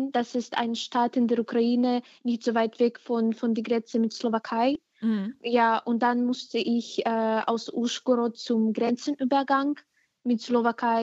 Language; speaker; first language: German; non-native, fluent; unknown